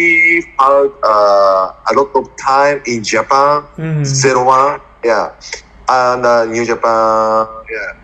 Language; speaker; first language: English; non-native, learner; Japanese